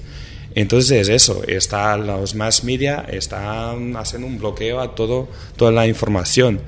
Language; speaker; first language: Spanish; non-native, fluent; Portuguese